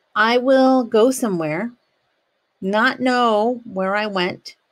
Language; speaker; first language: English; native; English